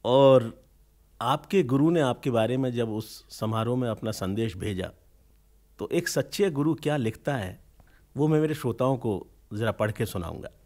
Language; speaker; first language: Hindi; native; Hindi